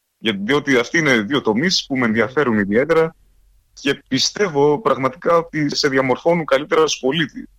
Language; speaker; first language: Greek; early bilingual, heritage; Greek